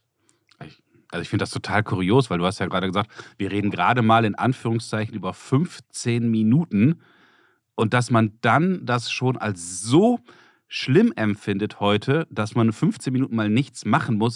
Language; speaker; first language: German; native; German